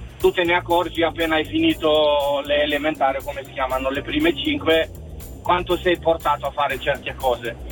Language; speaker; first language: Italian; non-native, fluent; Romanian